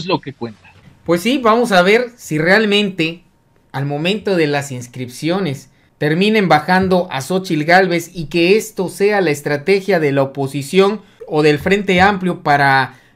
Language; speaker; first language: Spanish; native; Spanish